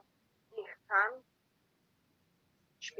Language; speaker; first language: German; non-native, learner; Macedonian